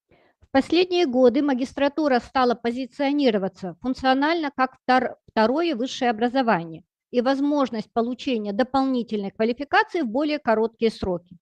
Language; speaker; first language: Russian; native; Russian